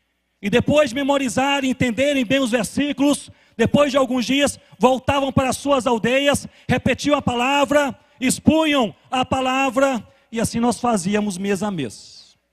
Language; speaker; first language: Portuguese; native; Portuguese